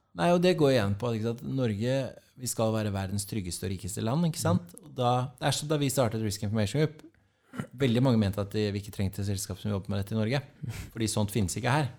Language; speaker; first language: Norwegian; native; Norwegian